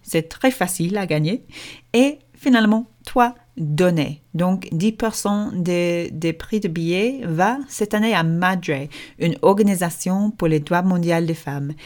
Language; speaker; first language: French; non-native, fluent; English